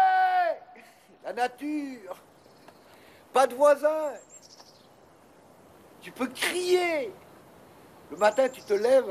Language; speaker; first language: French; native; French